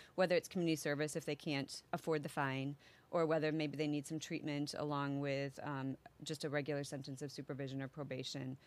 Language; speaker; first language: English; native; English